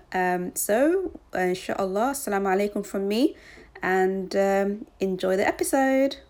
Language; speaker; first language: English; early bilingual, other home language; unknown